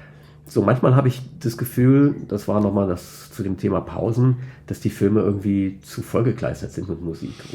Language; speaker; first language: German; native; German